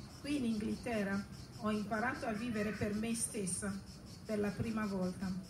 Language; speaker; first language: Italian; non-native, fluent; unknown